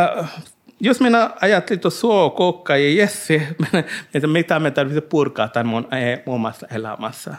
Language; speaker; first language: Finnish; non-native, learner; Hindi